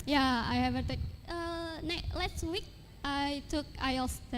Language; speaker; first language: English; non-native, learner; Indonesian